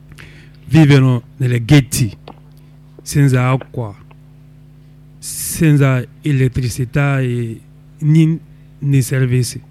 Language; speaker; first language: Italian; non-native, local second language; French